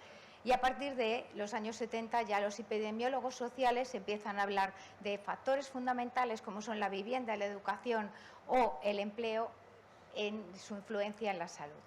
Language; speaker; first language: Spanish; native; Spanish